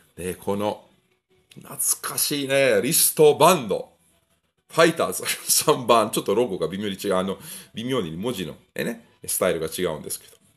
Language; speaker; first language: Japanese; non-native, fluent; Italian